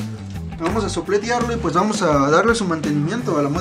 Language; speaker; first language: Spanish; native; Spanish